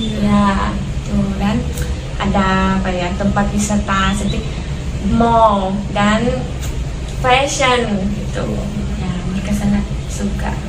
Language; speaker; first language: Indonesian; non-native, learner; Thai